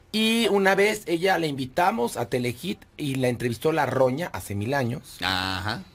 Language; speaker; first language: Spanish; native; Spanish